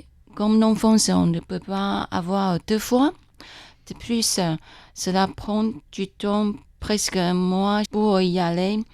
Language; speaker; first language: French; non-native, fluent; Chinese